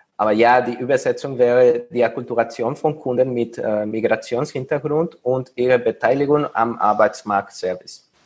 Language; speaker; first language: German; non-native, fluent; Spanish